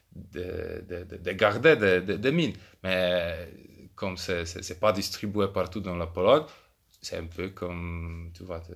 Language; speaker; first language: French; non-native, fluent; Polish